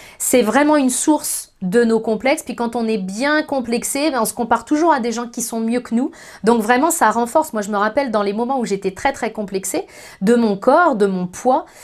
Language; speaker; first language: French; native; French